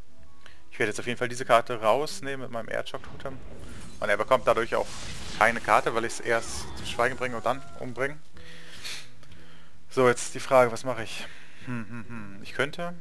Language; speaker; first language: German; native; German